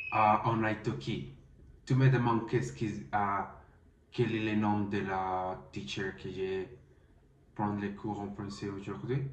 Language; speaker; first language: French; non-native, learner; Spanish